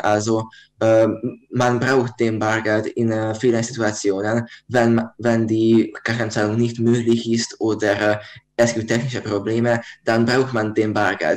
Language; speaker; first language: German; non-native, learner; Hungarian